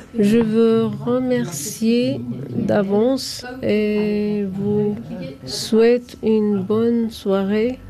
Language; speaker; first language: French; non-native, fluent; Arabic